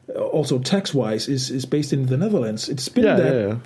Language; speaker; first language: English; non-native, fluent; Danish